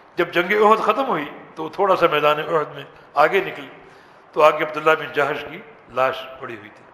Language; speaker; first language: Urdu; native; Urdu